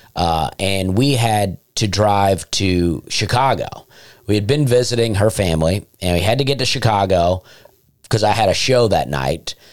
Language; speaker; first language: English; native; English